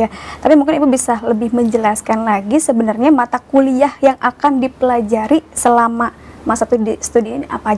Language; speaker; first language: Indonesian; native; Indonesian